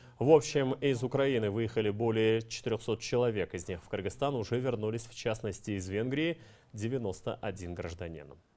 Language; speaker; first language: Russian; non-native, local second language; Kyrgyz